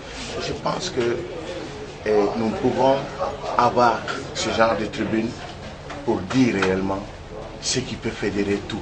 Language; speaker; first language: French; non-native, local second language; Bambara